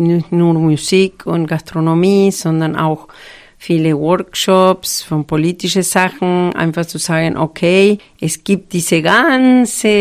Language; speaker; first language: German; non-native, fluent; Spanish